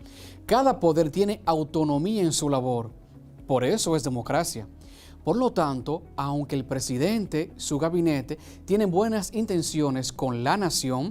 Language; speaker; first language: Spanish; native; Spanish